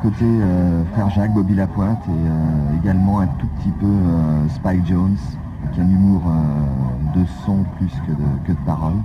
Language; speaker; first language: French; native; French